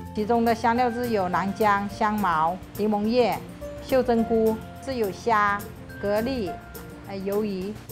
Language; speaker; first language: Chinese; early bilingual, heritage; Chinese